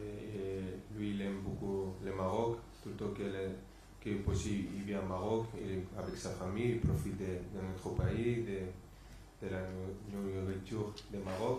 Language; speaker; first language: French; non-native, fluent; Spanish